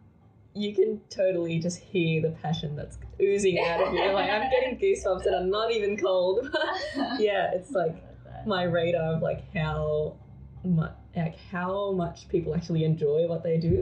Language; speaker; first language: English; non-native, local second language; Filipino